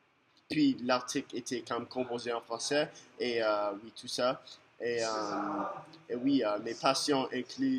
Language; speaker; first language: French; non-native, local second language; English